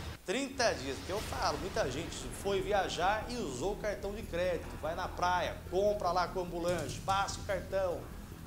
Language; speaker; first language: Portuguese; native; Portuguese